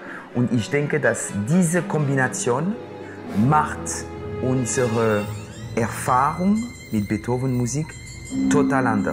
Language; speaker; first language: German; non-native, local second language; French